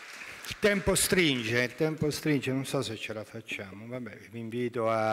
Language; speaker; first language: Italian; native; Italian